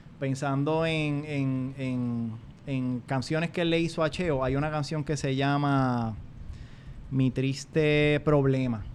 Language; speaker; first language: Spanish; native; Spanish